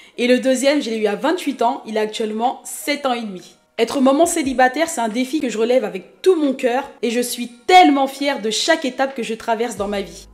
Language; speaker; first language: French; early bilingual, other home language; Haitian Creole